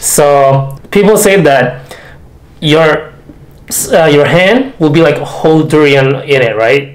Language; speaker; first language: English; non-native, fluent; Indonesian